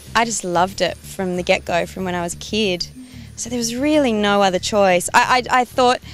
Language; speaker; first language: English; early bilingual, other home language; Portuguese